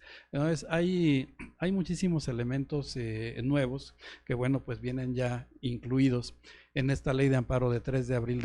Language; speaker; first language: Spanish; native; Spanish